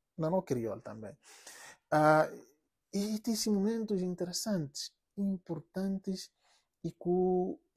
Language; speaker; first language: Portuguese; non-native, local second language; Upper Guinea Crioulo